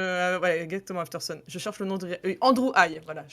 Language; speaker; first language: French; native; French